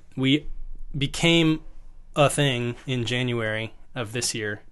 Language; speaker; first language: English; native; English